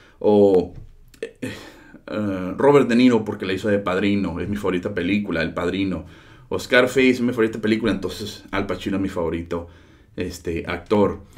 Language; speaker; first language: Spanish; early bilingual, heritage; Spanish